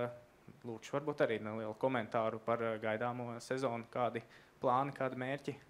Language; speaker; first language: Latvian; native; Latvian